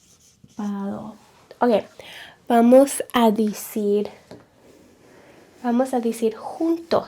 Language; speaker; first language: Spanish; non-native, learner; English